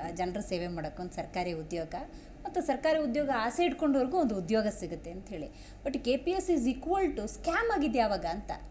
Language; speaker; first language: Kannada; native; Kannada